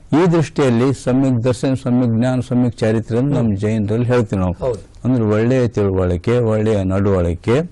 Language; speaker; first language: Kannada; native; Kannada